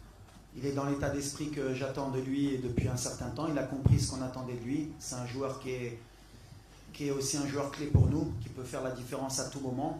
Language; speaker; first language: French; native; French